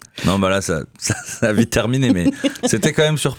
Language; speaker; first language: French; native; French